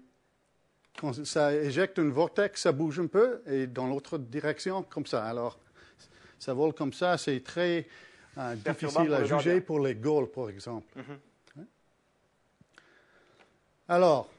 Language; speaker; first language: French; early bilingual, heritage; English